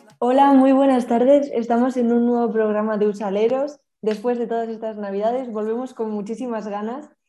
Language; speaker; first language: Spanish; native; Spanish